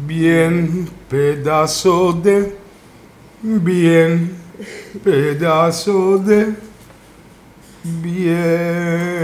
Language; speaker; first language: Spanish; non-native, fluent; Italian